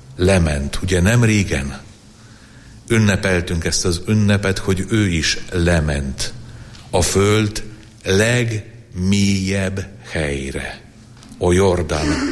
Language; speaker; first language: Hungarian; non-native, fluent; Polish